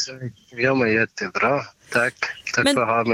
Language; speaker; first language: Swedish; non-native, local second language; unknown